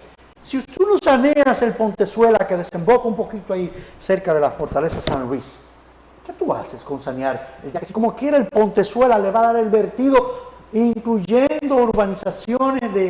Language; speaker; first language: Spanish; native; Spanish